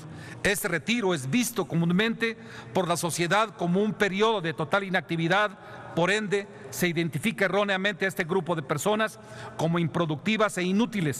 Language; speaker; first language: Spanish; native; Spanish